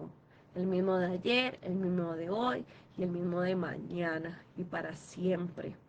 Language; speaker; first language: Spanish; native; Spanish